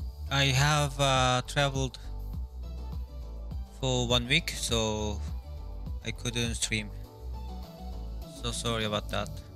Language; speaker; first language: English; non-native, fluent; Korean